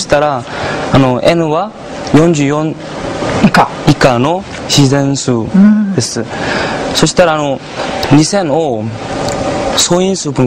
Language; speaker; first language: Japanese; non-native, fluent; Korean